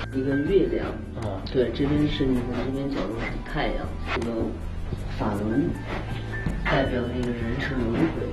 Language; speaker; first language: Chinese; native; Chinese